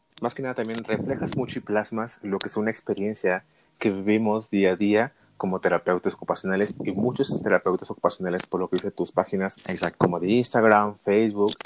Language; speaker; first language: Spanish; native; Spanish